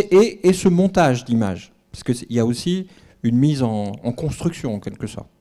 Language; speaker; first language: French; native; French